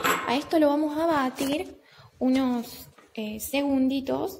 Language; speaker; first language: Spanish; native; Spanish